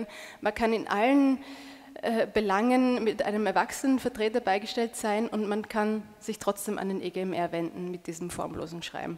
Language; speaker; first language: German; native; German